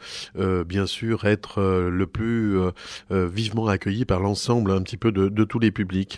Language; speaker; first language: French; native; French